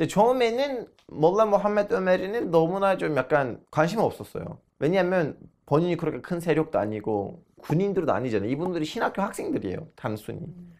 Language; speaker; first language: Korean; non-native, fluent; Turkish